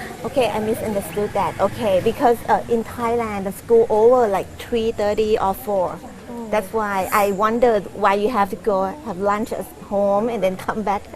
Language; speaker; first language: English; non-native, learner; Thai